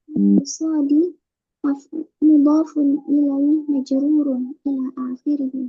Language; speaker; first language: Arabic; non-native, learner; Indonesian